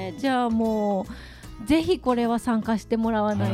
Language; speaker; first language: Japanese; native; Japanese